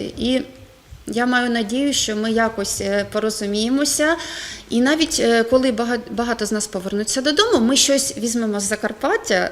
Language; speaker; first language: Ukrainian; non-native, local second language; Russian